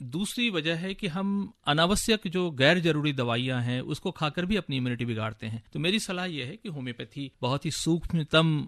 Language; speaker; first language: Hindi; native; Hindi